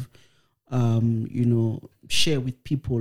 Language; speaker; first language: English; non-native, local second language; Northern Sotho